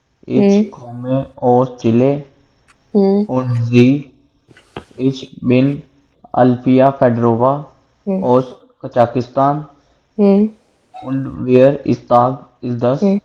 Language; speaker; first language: German; non-native, learner; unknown